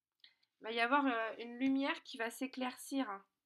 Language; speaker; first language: French; native; French